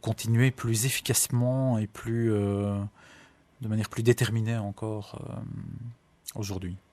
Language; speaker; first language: French; native; French